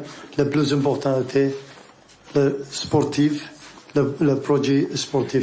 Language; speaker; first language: French; non-native, learner; Arabic